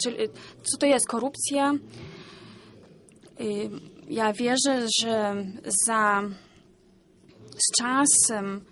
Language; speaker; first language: Polish; non-native, learner; Ukrainian